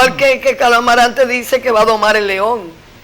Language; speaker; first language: Spanish; native; Spanish